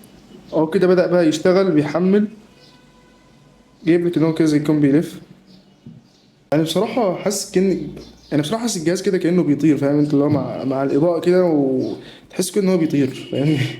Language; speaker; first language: Arabic; native; Arabic